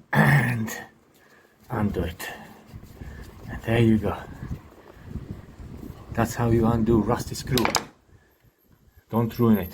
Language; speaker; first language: English; non-native, fluent; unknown